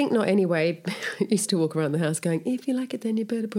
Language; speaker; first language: English; native; English